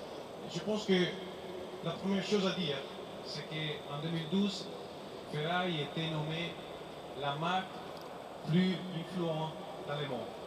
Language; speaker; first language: French; non-native, fluent; Italian